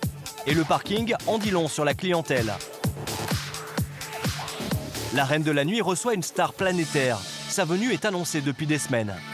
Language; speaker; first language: French; native; French